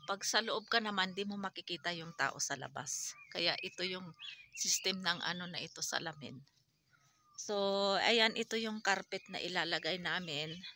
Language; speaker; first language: Filipino; native; Filipino